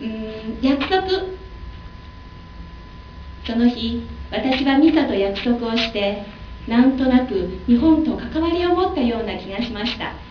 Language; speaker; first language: Japanese; non-native, fluent; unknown